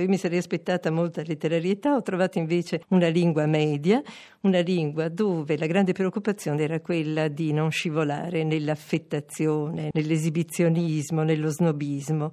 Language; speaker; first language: Italian; native; Italian